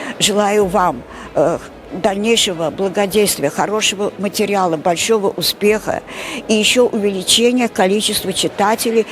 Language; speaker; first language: Russian; non-native, local second language; Turkmen